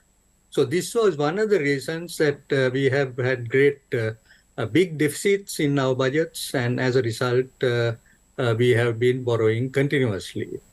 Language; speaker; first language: English; non-native, local second language; Sinhala